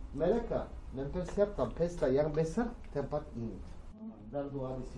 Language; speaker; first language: Indonesian; non-native, learner; Turkish